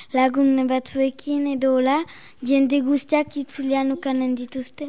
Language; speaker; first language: Basque; non-native, local second language; French